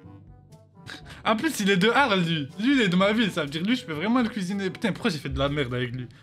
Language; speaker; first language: French; native; French